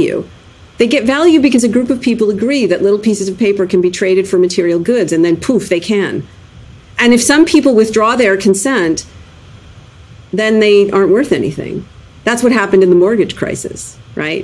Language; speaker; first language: English; native; English